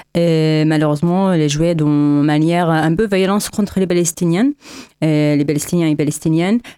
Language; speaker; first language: French; non-native, learner; Arabic